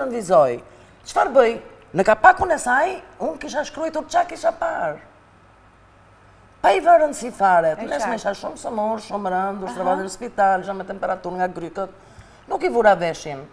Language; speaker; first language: Albanian; native; Albanian